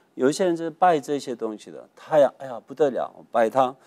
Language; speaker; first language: Chinese; non-native, fluent; Korean